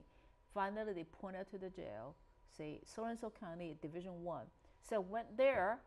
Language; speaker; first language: English; non-native, fluent; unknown